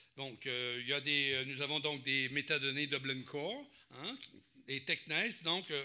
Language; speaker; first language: French; native; French